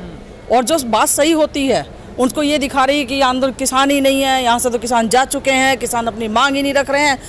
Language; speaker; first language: Hindi; native; Hindi